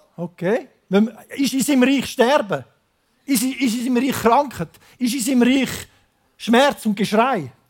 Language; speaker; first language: German; native; German